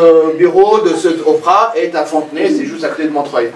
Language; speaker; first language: French; non-native, fluent; Persian